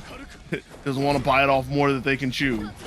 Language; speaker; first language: English; native; English